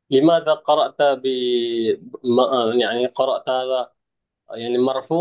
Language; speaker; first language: Arabic; non-native, fluent; Malay